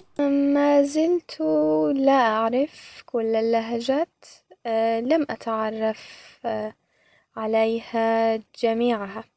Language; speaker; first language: Arabic; non-native, fluent; Persian